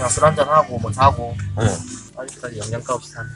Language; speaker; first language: Korean; native; Korean